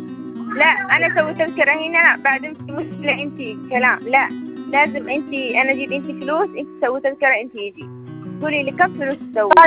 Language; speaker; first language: Arabic; non-native, learner; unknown